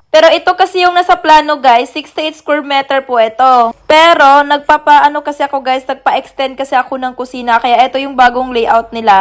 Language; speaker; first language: Filipino; non-native, local second language; Cebuano